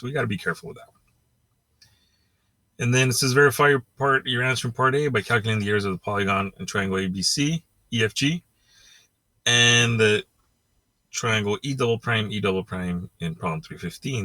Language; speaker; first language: English; native; English